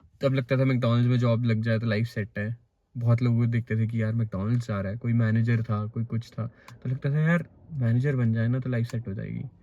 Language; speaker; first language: Hindi; native; Hindi